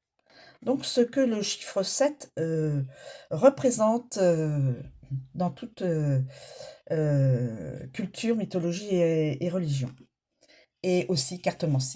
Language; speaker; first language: French; native; French